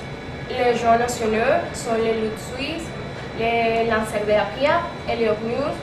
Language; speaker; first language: French; non-native, learner; Spanish